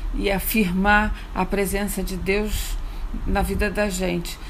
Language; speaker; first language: Portuguese; native; Portuguese